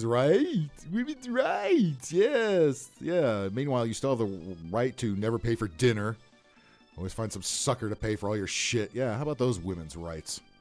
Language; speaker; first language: English; native; English